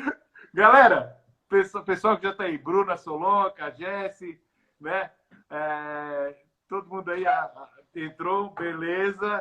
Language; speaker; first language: Portuguese; native; Portuguese